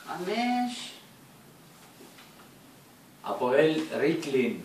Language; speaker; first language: Hebrew; native; Hebrew